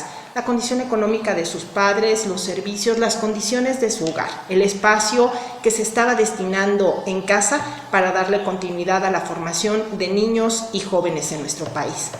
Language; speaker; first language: Spanish; native; Spanish